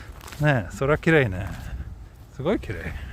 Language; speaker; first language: Japanese; non-native, fluent; Swedish